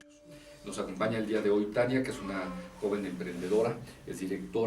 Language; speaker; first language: Spanish; native; Spanish